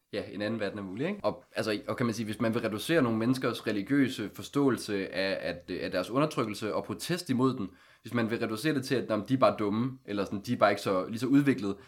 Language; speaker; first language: Danish; native; Danish